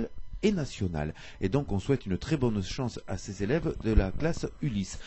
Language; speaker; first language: French; native; French